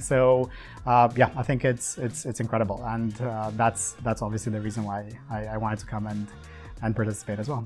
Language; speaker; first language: English; non-native, fluent; Romanian